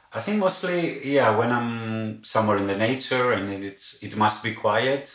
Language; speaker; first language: English; non-native, fluent; Greek